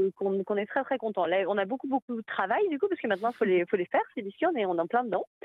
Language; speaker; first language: French; native; French